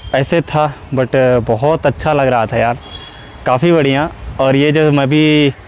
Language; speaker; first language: Hindi; native; Hindi